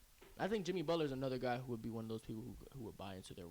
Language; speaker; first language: English; native; English